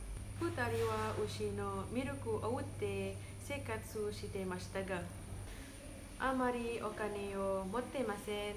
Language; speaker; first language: Japanese; non-native, learner; Indonesian